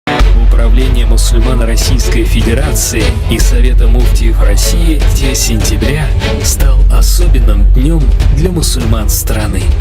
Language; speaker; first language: Russian; native; Russian